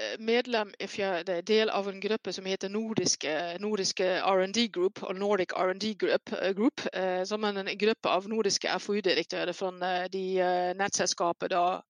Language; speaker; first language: Norwegian; non-native, fluent; Dutch